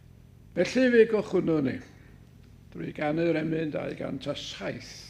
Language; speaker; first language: Welsh; native; Welsh